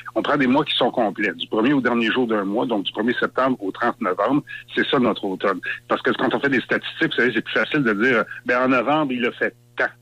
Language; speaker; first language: French; native; French